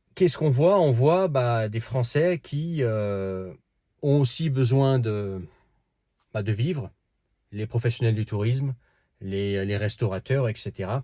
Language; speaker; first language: French; early bilingual, other home language; Dutch